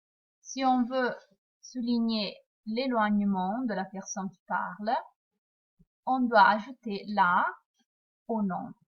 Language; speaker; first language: French; non-native, fluent; Italian